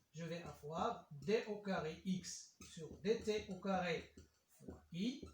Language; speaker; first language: French; non-native, local second language; Arabic